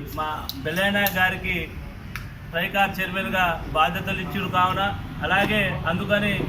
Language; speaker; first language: Telugu; non-native, local second language; Lambadi